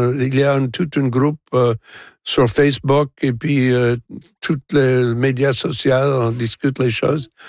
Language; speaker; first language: French; non-native, local second language; English